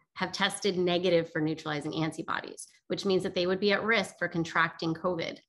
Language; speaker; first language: English; native; English